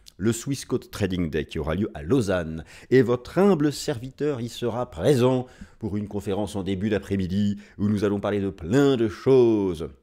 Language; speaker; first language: French; native; French